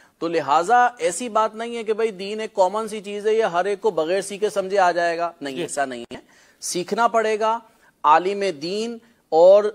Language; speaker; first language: Urdu; non-native, local second language; Punjabi